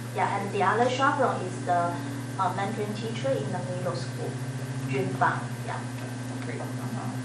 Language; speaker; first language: English; non-native, learner; Chinese